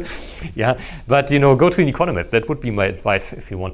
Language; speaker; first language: English; non-native, fluent; German